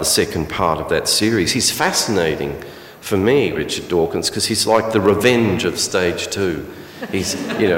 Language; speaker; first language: English; native; English